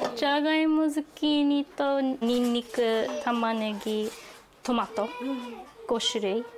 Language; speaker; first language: Japanese; non-native, fluent; English